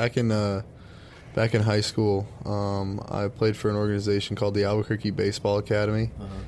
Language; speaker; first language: English; native; English